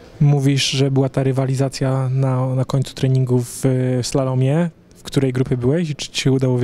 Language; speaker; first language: Polish; native; Polish